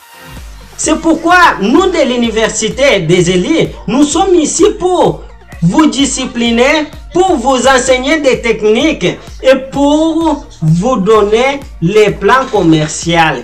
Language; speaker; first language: French; non-native, fluent; Portuguese